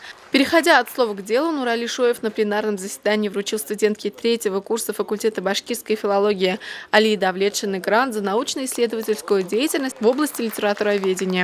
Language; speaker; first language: Russian; native; Russian